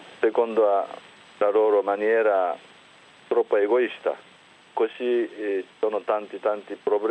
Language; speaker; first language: Italian; non-native, fluent; Japanese